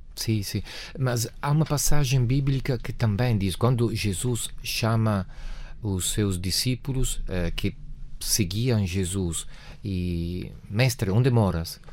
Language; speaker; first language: Portuguese; non-native, fluent; Italian